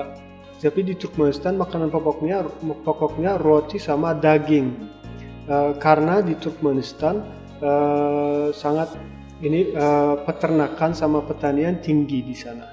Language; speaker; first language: Indonesian; non-native, fluent; Turkmen